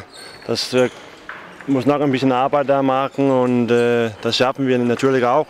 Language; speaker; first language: German; non-native, learner; Danish